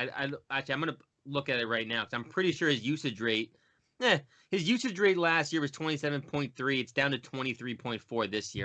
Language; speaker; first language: English; native; English